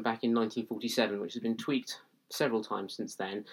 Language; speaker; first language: English; native; English